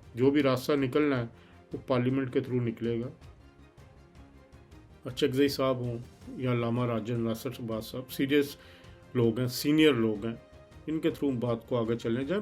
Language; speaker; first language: Urdu; native; Urdu